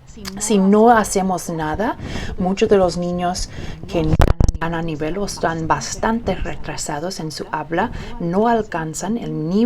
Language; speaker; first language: Spanish; early bilingual, heritage; Spanish